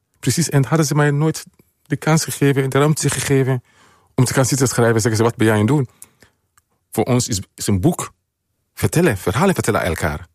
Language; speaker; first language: Dutch; non-native, fluent; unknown